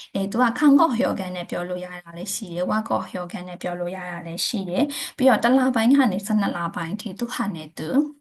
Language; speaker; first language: Burmese; native; Burmese